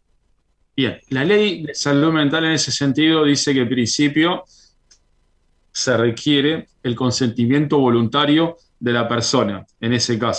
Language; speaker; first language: Spanish; native; Spanish